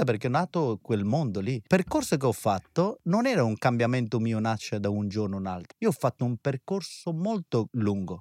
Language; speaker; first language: Italian; non-native, fluent; Persian